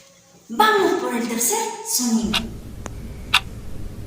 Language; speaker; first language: Spanish; native; Spanish